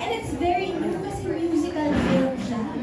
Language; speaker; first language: English; non-native, local second language; Filipino